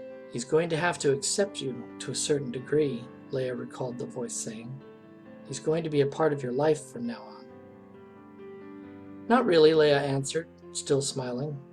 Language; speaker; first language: English; native; English